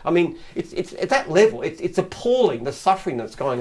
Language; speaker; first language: English; native; English